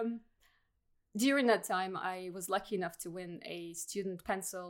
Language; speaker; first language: English; non-native, fluent; Russian